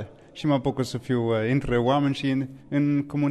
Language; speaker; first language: Romanian; non-native, fluent; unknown